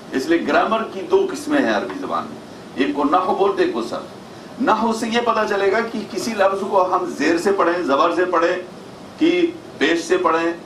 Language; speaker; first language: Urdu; native; Urdu